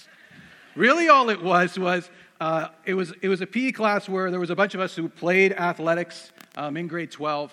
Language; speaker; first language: English; native; English